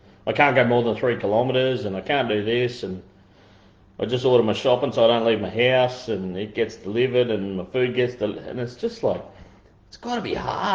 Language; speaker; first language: English; native; English